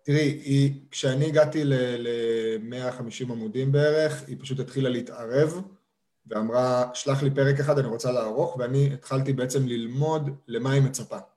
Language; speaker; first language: Hebrew; native; Hebrew